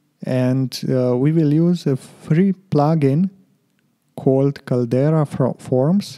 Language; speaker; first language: English; non-native, fluent; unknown